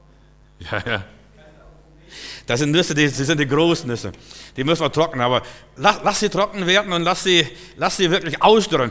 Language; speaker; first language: German; native; German